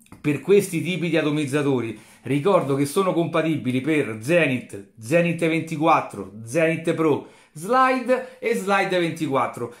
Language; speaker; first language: Italian; native; Italian